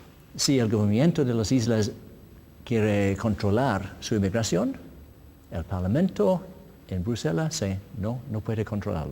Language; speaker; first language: Spanish; non-native, learner; English